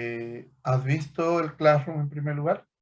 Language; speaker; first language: Spanish; native; Spanish